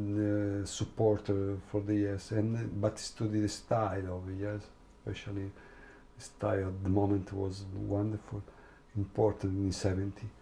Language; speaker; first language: English; non-native, learner; Italian